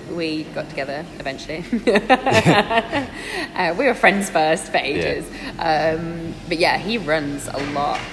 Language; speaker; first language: English; native; English